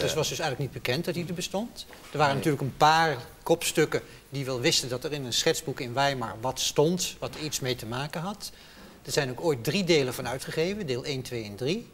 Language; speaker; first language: Dutch; native; Dutch